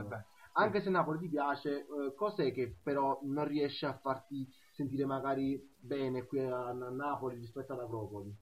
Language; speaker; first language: Italian; native; Italian